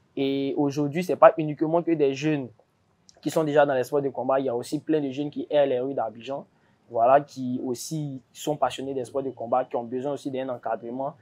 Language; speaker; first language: French; native; French